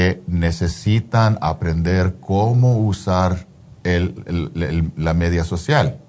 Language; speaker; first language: Spanish; early bilingual, heritage; Spanish